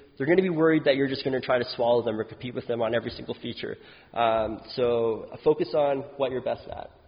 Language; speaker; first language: English; native; English